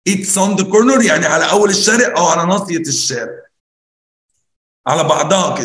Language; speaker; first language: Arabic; native; Arabic